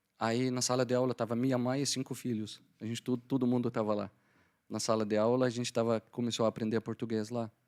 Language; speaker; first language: Portuguese; non-native, fluent; Arabic